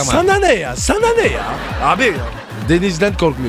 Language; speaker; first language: Turkish; non-native, learner; French